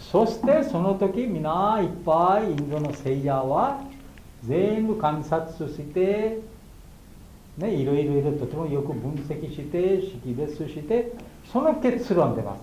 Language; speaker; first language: Japanese; non-native, learner; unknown